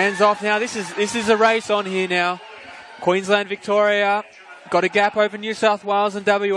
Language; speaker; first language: English; native; English